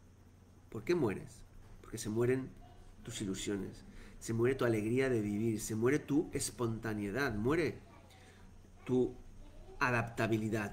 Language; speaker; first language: Spanish; native; Spanish